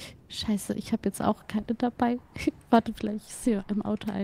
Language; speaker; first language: German; native; German